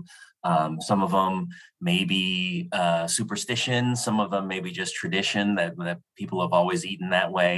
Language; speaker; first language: English; native; English